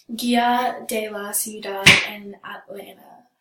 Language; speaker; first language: Spanish; non-native, learner; English